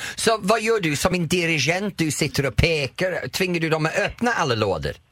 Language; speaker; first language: Swedish; non-native, fluent; English